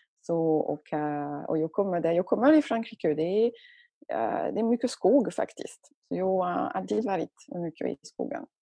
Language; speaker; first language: Swedish; non-native, fluent; French